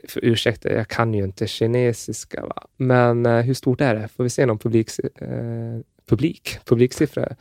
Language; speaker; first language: Swedish; native; Swedish